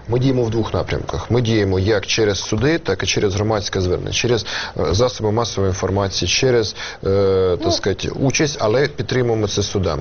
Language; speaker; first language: Ukrainian; native; Ukrainian